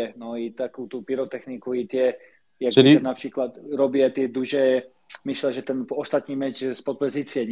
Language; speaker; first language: Polish; non-native, learner; Slovak